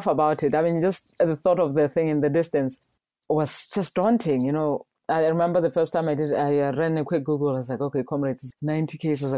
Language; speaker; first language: English; non-native, local second language; Tswana